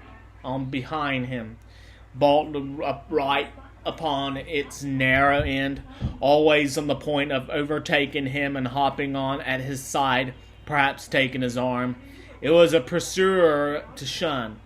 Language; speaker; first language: English; native; English